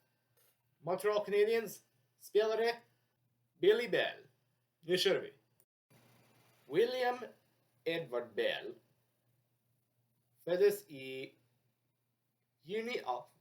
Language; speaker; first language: Swedish; non-native, learner; English